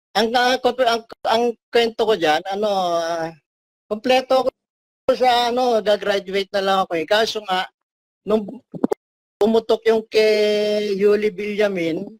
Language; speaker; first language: Filipino; native; Filipino